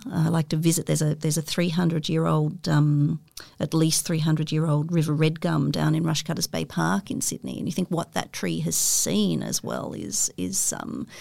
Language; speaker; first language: English; native; English